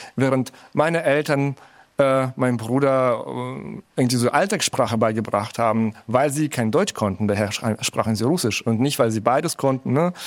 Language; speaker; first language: German; early bilingual, other home language; Russian